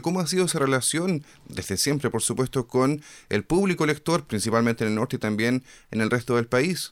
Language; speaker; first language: Spanish; native; Spanish